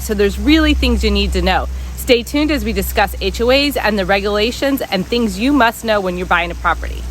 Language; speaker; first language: English; native; English